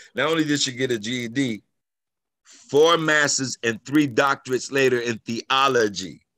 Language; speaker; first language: English; native; English